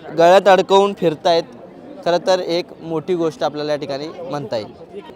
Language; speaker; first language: Marathi; native; Marathi